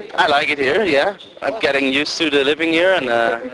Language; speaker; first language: English; non-native, fluent; Dutch